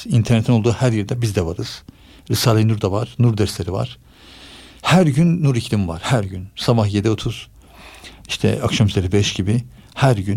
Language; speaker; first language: Turkish; native; Turkish